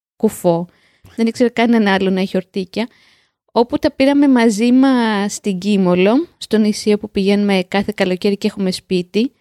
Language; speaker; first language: Greek; native; Greek